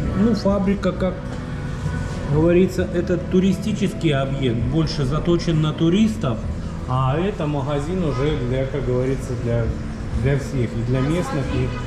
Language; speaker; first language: Russian; native; Russian